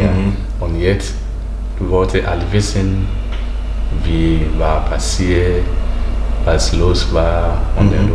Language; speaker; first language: German; non-native, learner; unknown